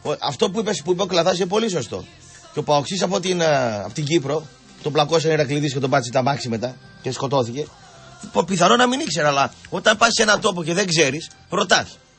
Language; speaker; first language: Greek; native; Greek